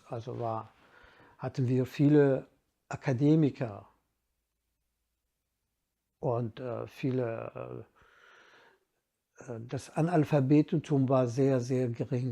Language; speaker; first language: German; non-native, fluent; Kurdish